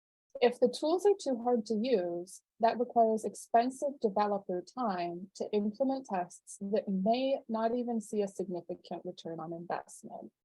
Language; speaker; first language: English; native; English